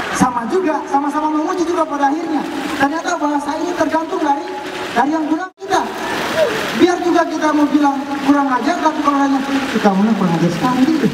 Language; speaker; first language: Indonesian; non-native, local second language; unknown